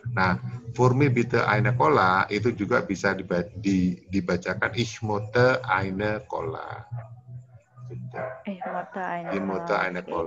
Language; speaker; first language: German; non-native, fluent; Indonesian